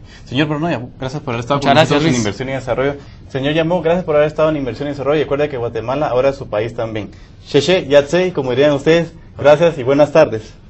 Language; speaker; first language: Spanish; native; Spanish